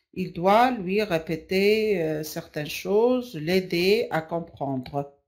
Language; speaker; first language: French; non-native, local second language; Arabic